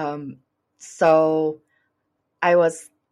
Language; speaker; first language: English; non-native, fluent; Thai